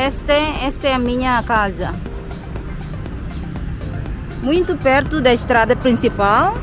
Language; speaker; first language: Portuguese; non-native, local second language; Tetum